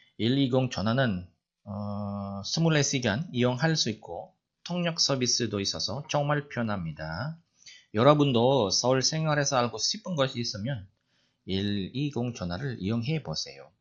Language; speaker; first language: Korean; non-native, fluent; Indonesian